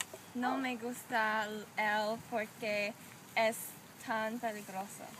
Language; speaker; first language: Spanish; non-native, learner; English